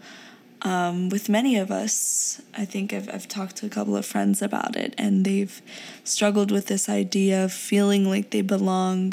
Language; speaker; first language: English; early bilingual, other home language; Urdu